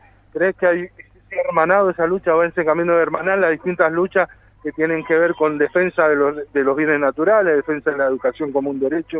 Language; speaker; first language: Spanish; native; Spanish